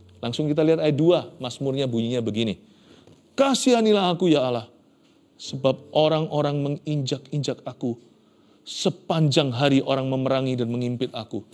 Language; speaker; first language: Indonesian; native; Indonesian